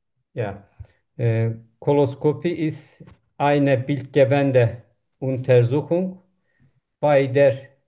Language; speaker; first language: German; non-native, learner; Turkish